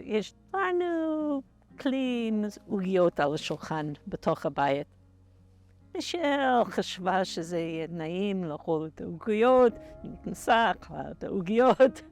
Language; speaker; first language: Hebrew; non-native, fluent; English